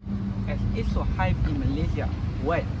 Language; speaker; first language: German; non-native, learner; Malay